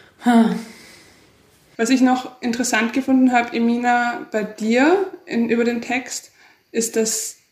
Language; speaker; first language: German; native; German